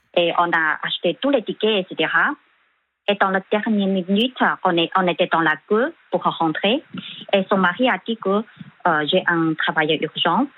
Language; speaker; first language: French; non-native, fluent; Chinese